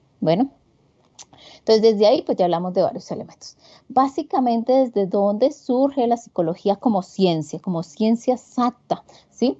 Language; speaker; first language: Spanish; native; Spanish